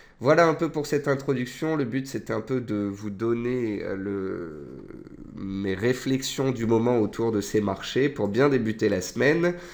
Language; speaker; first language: French; native; French